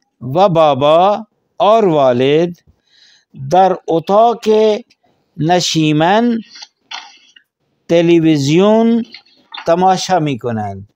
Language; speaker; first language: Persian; non-native, fluent; Urdu